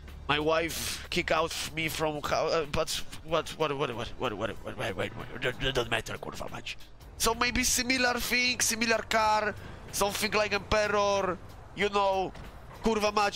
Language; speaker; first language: English; non-native, learner; Polish